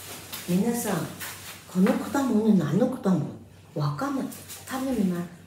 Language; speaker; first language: Japanese; non-native, fluent; Chinese